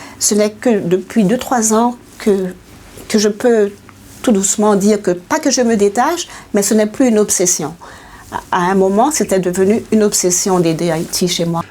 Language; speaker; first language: French; native; French